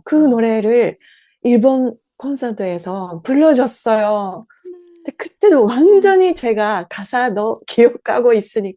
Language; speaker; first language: Korean; non-native, learner; Japanese